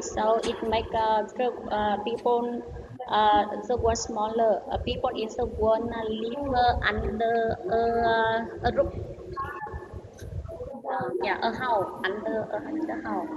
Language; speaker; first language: English; non-native, learner; Vietnamese